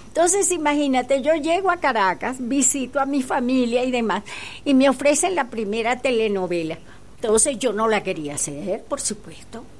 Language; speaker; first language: Spanish; native; Spanish